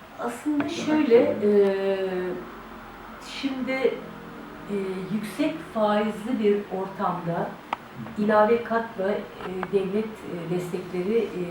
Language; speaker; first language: Turkish; native; Turkish